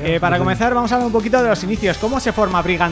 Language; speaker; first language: Spanish; native; Spanish